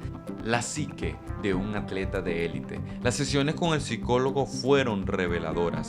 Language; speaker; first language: Spanish; native; Spanish